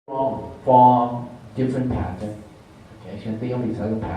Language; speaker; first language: English; non-native, fluent; Thai